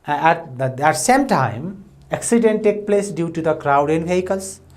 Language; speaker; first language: English; non-native, local second language; Nepali